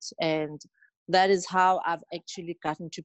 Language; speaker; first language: English; non-native, local second language; Xhosa